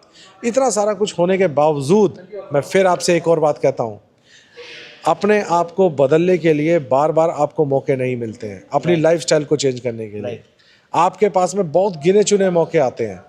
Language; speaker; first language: Hindi; native; Hindi